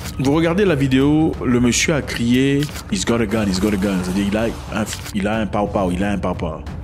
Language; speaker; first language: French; non-native, local second language; Lingala